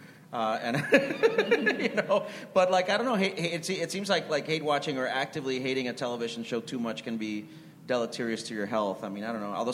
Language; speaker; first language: English; non-native, fluent; Spanish